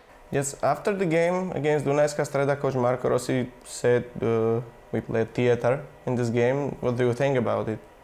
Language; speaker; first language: English; non-native, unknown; Slovak